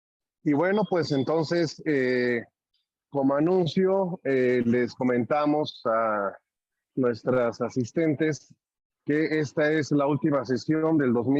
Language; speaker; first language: Spanish; native; Spanish